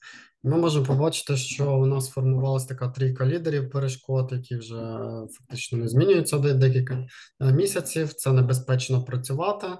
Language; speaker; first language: Ukrainian; native; Ukrainian